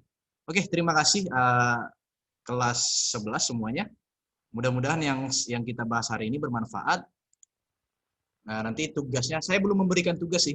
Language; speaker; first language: Indonesian; native; Indonesian